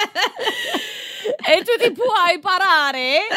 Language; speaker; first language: Italian; non-native, learner; English